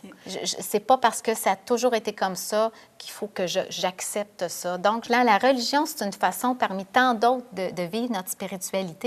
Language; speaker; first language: French; native; French